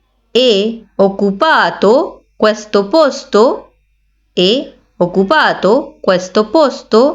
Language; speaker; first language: Italian; non-native, learner; Urdu